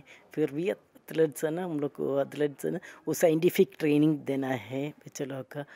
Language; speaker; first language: Hindi; non-native, local second language; Malayalam